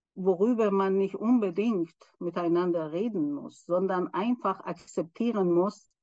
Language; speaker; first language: German; non-native, fluent; Persian